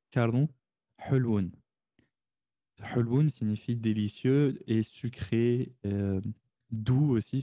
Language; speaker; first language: French; native; French